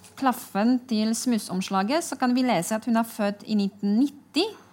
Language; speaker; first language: Norwegian; non-native, fluent; Polish